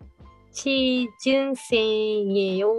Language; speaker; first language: Korean; non-native, learner; Japanese